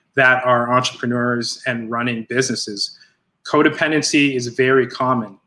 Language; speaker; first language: English; native; English